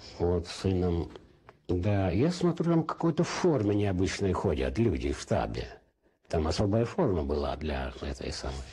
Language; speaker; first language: Russian; non-native, local second language; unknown